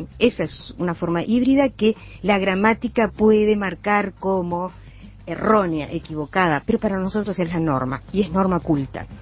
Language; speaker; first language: Spanish; native; Spanish